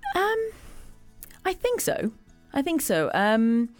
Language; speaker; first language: English; native; English